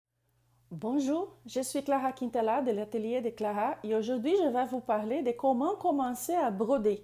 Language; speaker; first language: French; non-native, fluent; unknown